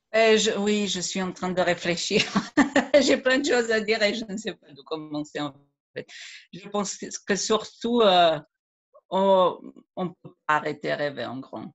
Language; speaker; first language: French; non-native, fluent; Croatian